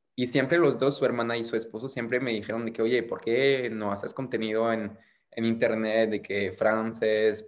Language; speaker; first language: Spanish; non-native, fluent; French